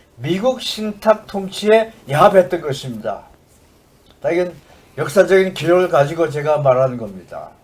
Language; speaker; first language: Korean; native; Korean